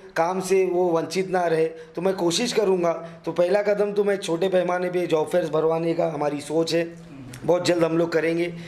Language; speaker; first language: Hindi; non-native, local second language; Urdu